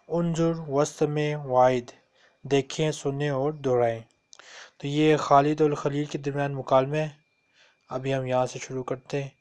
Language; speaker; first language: Urdu; native; Urdu